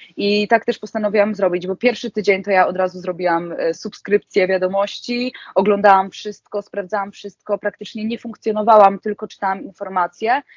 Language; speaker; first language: Polish; native; Polish